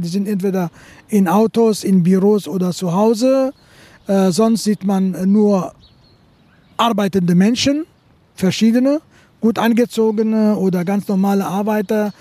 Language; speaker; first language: German; non-native, fluent; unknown